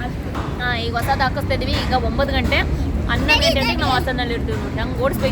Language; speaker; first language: Kannada; native; Kannada